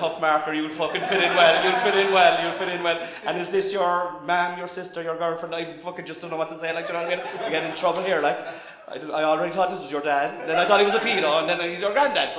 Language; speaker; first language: English; native; English